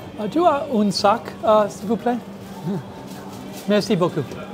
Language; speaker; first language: French; non-native, learner; English